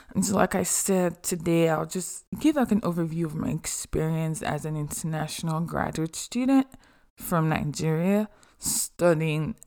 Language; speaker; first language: English; non-native, local second language; Yoruba